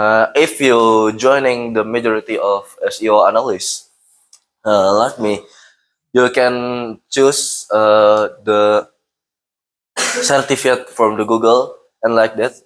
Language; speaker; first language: English; non-native, learner; Indonesian